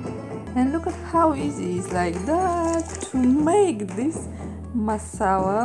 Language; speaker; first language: English; non-native, fluent; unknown